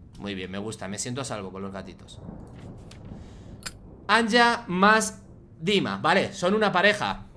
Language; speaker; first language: Spanish; native; Spanish